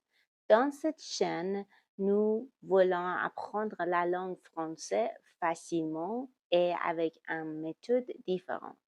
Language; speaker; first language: French; non-native, learner; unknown